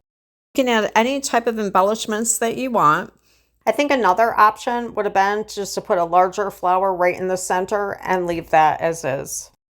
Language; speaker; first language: English; native; English